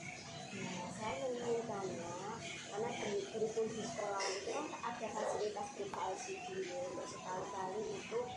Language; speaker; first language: Indonesian; native; Indonesian